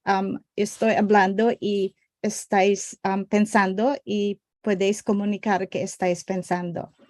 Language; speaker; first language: Spanish; non-native, learner; English